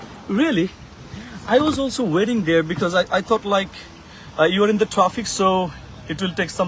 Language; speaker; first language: English; non-native, fluent; Bangla